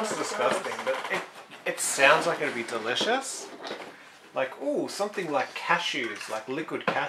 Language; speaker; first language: English; native; English